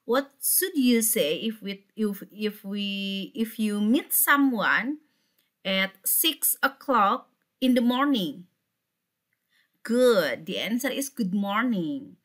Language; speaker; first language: English; non-native, fluent; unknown